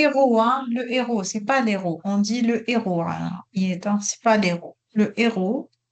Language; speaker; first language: French; non-native, local second language; Arabic